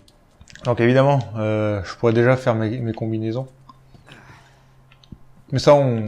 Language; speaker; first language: French; native; French